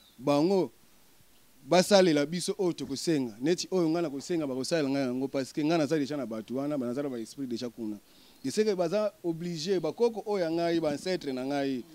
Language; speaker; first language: Lingala; non-native, local second language; Kongo